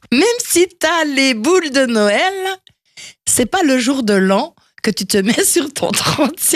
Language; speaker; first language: French; native; French